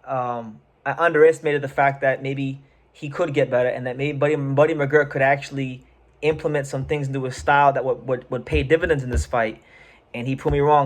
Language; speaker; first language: English; native; English